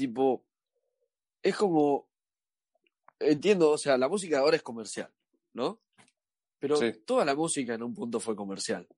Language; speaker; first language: Spanish; native; Spanish